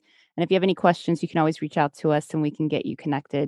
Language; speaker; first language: English; native; English